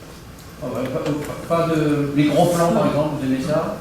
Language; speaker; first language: French; native; French